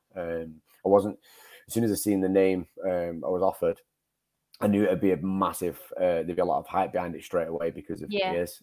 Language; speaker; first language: English; native; English